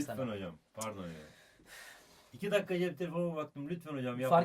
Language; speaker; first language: Turkish; native; Turkish